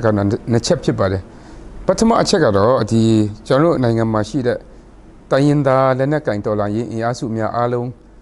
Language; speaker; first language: Burmese; non-native, local second language; Kachin